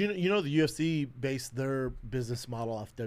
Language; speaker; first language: English; native; English